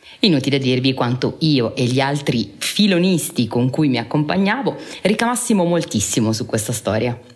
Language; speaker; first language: Italian; native; Italian